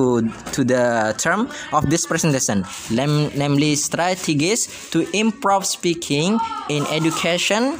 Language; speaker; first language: English; non-native, learner; Indonesian